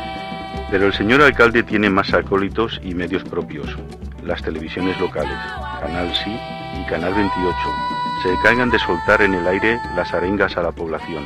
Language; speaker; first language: Spanish; native; Spanish